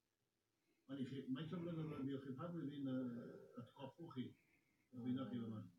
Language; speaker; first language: Welsh; native; Welsh